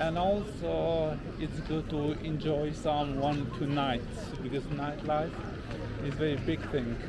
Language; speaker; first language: English; non-native, local second language; Albanian